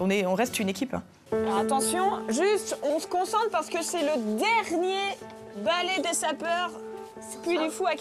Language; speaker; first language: French; native; French